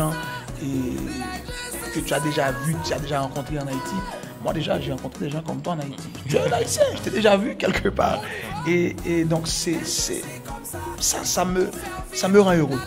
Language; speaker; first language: French; non-native, local second language; Haitian Creole